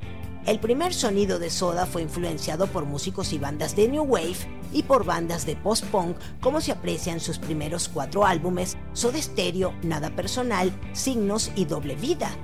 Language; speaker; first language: Spanish; native; Spanish